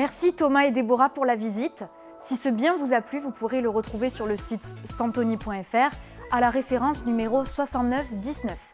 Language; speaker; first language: French; native; French